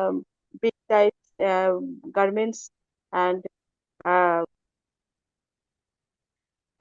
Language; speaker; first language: English; non-native, learner; Bangla